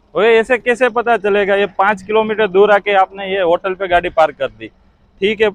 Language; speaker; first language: Hindi; non-native, local second language; Gujarati